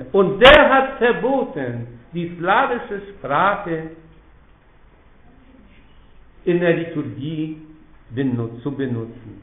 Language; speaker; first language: German; non-native, fluent; Polish